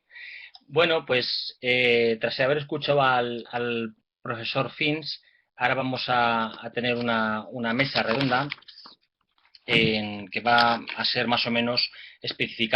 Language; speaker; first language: Spanish; native; Spanish